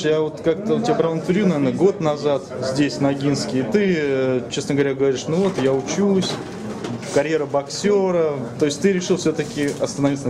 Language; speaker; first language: Russian; native; Russian